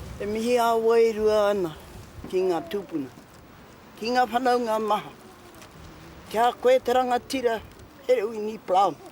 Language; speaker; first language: Māori; native; Māori